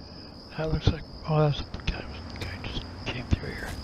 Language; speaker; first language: English; native; English